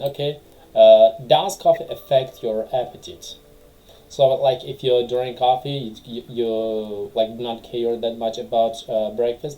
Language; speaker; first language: English; non-native, fluent; Tajik